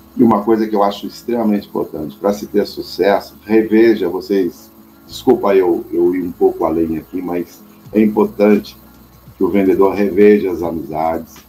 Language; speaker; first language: Portuguese; native; Portuguese